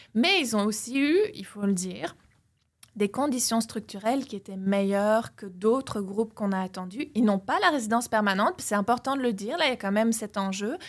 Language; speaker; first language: French; native; French